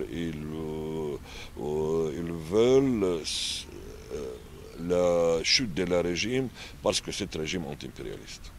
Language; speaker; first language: French; non-native, learner; Arabic